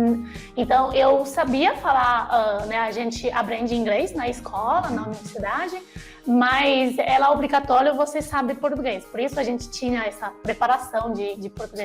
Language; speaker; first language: Portuguese; non-native, fluent; Chinese